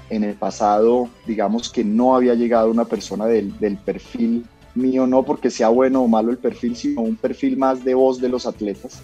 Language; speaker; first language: Spanish; native; Spanish